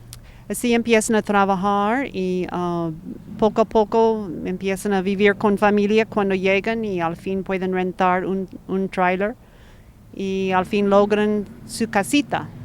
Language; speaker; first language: Spanish; non-native, fluent; English